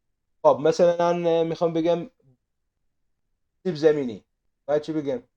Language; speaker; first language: Persian; non-native, fluent; Arabic